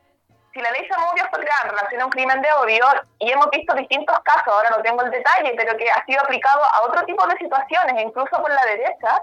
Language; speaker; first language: Spanish; native; Spanish